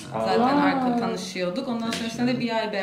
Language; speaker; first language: Turkish; native; Turkish